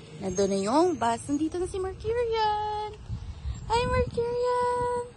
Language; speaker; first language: Filipino; non-native, local second language; Hiligaynon